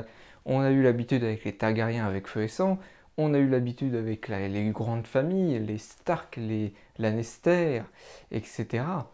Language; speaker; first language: French; native; French